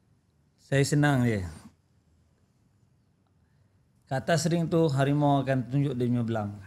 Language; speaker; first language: Malay; native; Malay